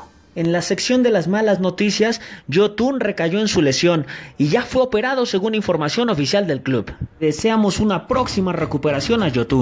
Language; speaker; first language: Spanish; native; Spanish